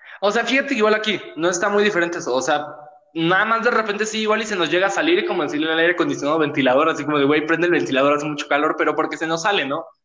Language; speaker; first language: Spanish; native; Spanish